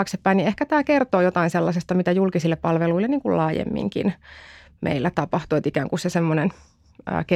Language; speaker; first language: Finnish; native; Finnish